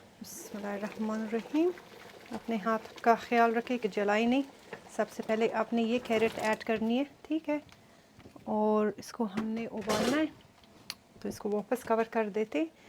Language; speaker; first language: Urdu; native; Urdu